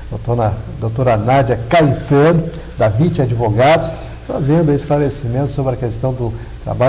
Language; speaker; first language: Portuguese; native; Portuguese